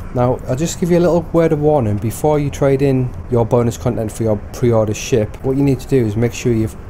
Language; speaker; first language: English; native; English